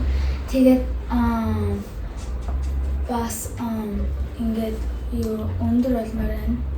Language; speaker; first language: Mongolian; early bilingual, heritage; Mongolian